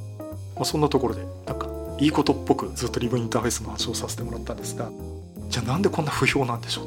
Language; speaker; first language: Japanese; native; Japanese